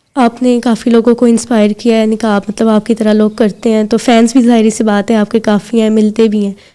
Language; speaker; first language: Urdu; native; Urdu